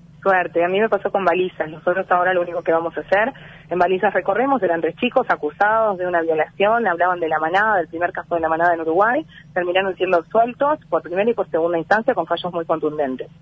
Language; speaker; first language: Spanish; native; Spanish